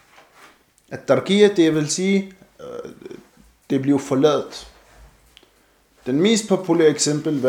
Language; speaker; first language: Danish; non-native, fluent; Arabic